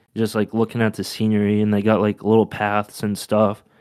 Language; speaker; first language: English; native; English